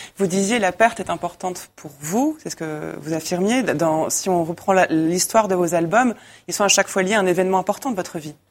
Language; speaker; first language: French; native; French